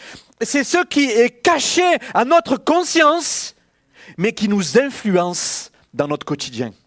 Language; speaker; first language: French; native; French